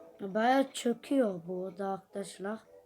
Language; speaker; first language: Turkish; early bilingual, heritage; Dutch